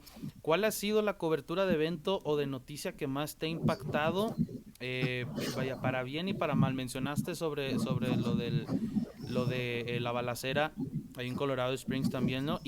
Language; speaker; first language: Spanish; native; Spanish